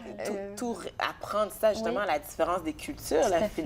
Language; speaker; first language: French; native; French